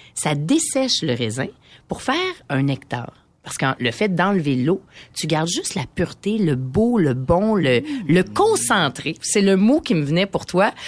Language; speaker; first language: French; native; French